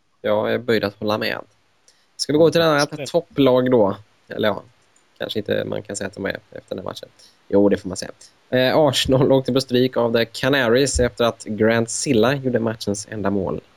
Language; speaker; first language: Swedish; native; Swedish